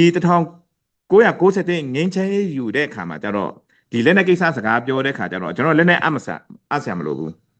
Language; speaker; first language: Burmese; non-native, local second language; Pa'o Karen